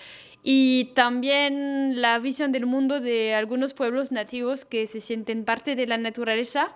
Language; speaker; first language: Spanish; non-native, fluent; French